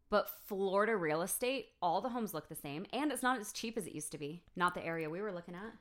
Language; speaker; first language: English; native; English